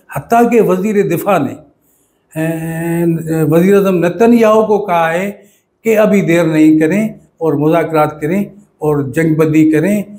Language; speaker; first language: Urdu; non-native, local second language; Sindhi